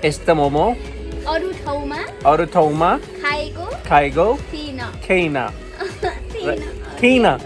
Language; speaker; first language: Hindi; native; Hindi